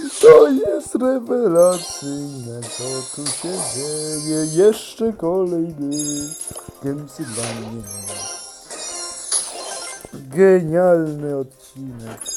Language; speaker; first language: Polish; native; Polish